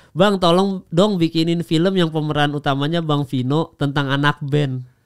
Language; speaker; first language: Indonesian; native; Indonesian